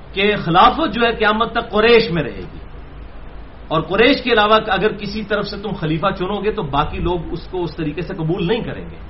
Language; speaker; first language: Urdu; non-native, local second language; Punjabi